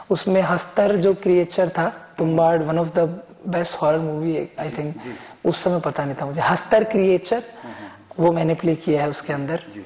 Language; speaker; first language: Hindi; native; Hindi